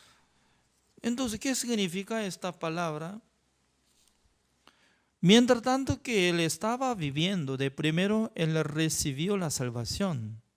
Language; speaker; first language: Spanish; non-native, learner; Korean